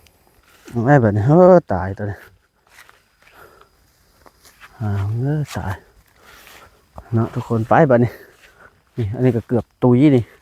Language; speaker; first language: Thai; non-native, local second language; Lao